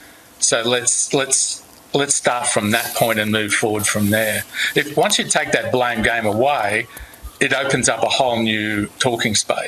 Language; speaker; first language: English; native; English